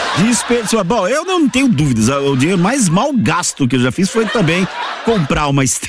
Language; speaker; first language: Portuguese; native; Portuguese